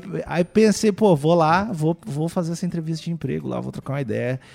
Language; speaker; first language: Portuguese; native; Portuguese